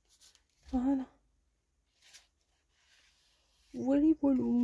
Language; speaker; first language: French; native; French